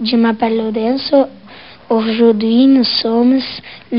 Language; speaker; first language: French; non-native, learner; Portuguese